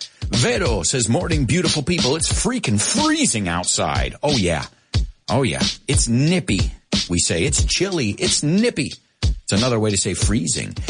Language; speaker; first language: English; early bilingual, other home language; Spanish